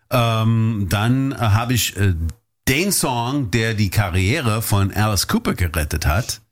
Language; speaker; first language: German; non-native, fluent; English